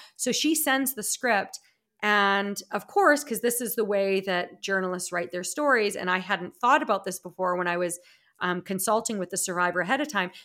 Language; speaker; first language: English; native; English